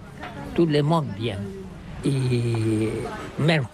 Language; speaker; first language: French; non-native, learner; Catalan